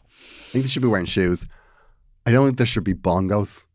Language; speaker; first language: English; native; English